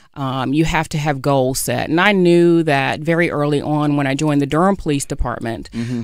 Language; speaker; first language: English; native; English